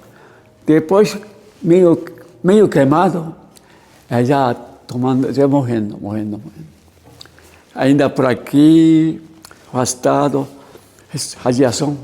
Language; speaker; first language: Portuguese; non-native, learner; Japanese